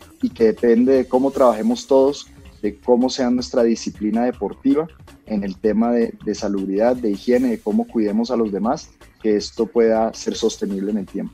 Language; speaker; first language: Spanish; native; Spanish